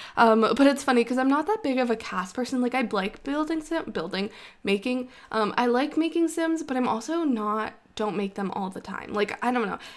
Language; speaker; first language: English; native; English